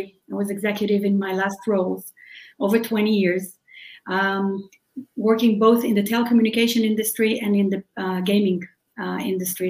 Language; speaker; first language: English; non-native, fluent; Hebrew